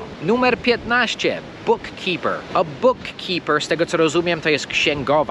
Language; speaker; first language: Polish; early bilingual, heritage; Polish